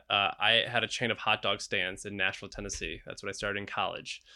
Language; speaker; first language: English; native; English